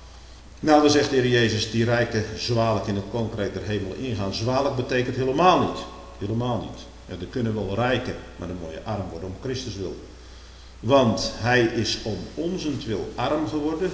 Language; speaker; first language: Dutch; native; Dutch